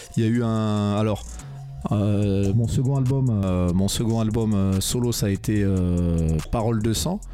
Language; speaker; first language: French; native; French